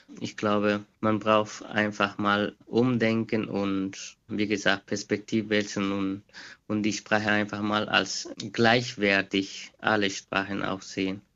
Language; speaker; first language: German; non-native, fluent; Quechua